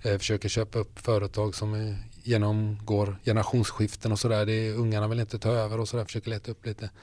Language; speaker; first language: Swedish; native; Swedish